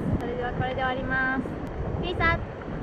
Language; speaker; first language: Japanese; native; Japanese